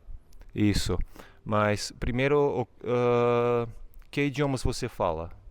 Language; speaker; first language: Portuguese; non-native, fluent; Serbian